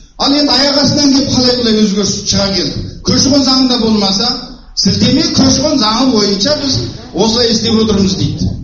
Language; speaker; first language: Kazakh; early bilingual, heritage; Kazakh